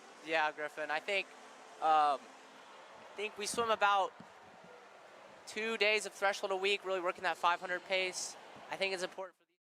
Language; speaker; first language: English; native; English